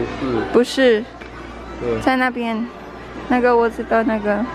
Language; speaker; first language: Chinese; non-native, learner; Filipino